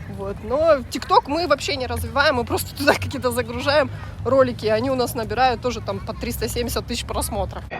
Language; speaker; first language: Russian; native; Russian